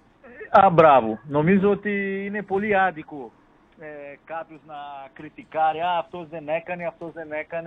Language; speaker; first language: Greek; non-native, fluent; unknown